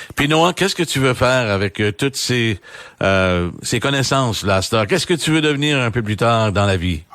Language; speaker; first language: French; native; French